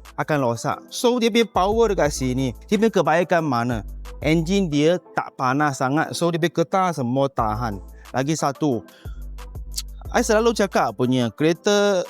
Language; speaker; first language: Malay; non-native, local second language; Chinese